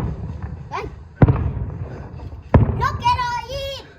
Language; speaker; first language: Spanish; early bilingual, other home language; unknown